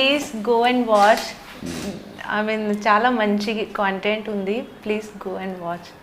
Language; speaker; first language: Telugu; non-native, local second language; Hindi